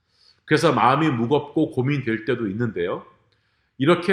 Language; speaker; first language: Korean; native; Korean